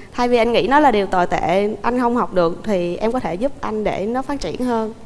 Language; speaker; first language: Vietnamese; native; Vietnamese